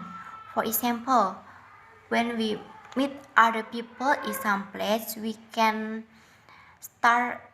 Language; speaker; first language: English; non-native, learner; Indonesian